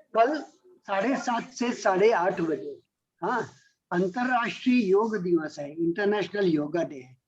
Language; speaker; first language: Hindi; native; Hindi